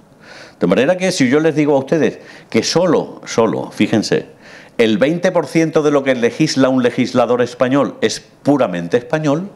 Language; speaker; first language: Spanish; native; Spanish